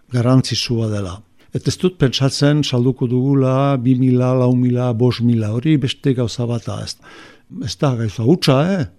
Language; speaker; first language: Basque; native; Basque